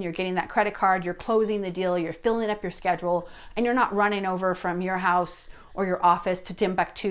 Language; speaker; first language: English; native; English